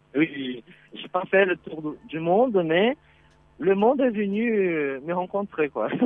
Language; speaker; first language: French; non-native, fluent; Portuguese